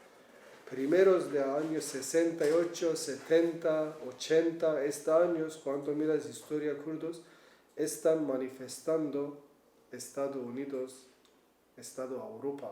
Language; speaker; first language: Spanish; non-native, learner; Kurdish